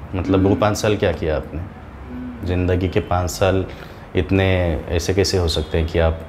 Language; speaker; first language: Hindi; non-native, local second language; Marathi